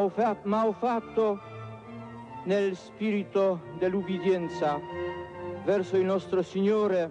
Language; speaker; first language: Italian; non-native, fluent; Polish